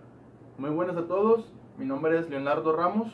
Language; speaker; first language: Spanish; native; Spanish